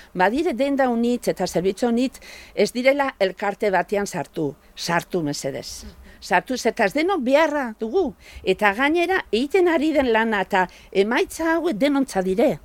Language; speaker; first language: Basque; native; Basque